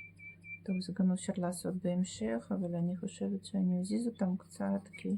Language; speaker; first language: Hebrew; non-native, fluent; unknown